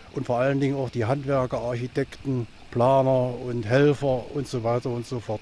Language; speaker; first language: German; native; German